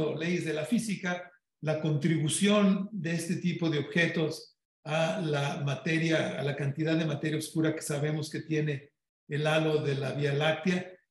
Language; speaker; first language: Spanish; native; Spanish